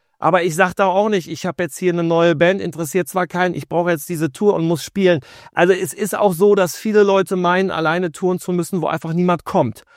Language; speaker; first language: German; native; German